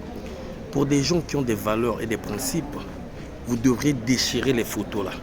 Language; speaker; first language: French; non-native, local second language; Lingala